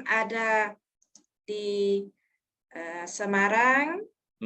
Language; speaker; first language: Indonesian; non-native, learner; Dutch